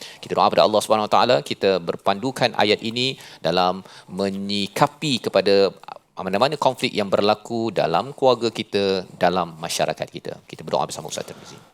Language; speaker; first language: Malay; native; Malay